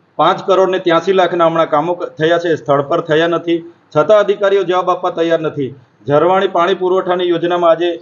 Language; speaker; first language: Gujarati; non-native, local second language; Vasavi